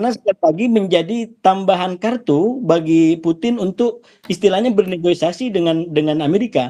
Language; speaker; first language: Indonesian; native; Indonesian